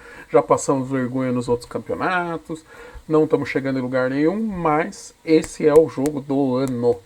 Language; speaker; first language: Portuguese; native; Portuguese